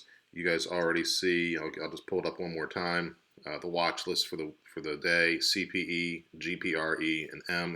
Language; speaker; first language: English; native; English